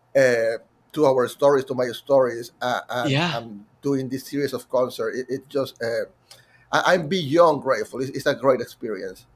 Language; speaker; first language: English; non-native, fluent; Spanish